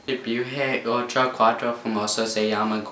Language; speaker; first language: Spanish; non-native, learner; English